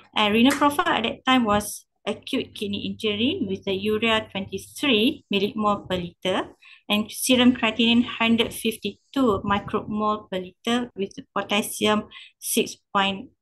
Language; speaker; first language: English; non-native, local second language; Malay